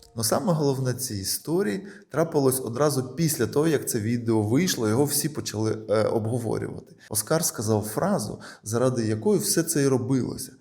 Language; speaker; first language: Ukrainian; non-native, local second language; Russian